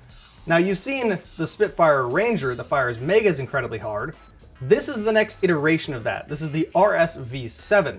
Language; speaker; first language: English; native; English